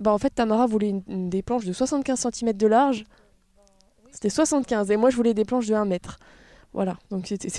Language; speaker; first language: French; native; French